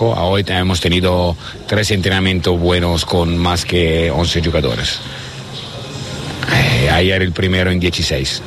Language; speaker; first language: Spanish; non-native, learner; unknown